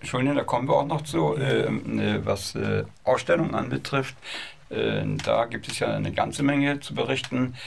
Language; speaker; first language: German; native; German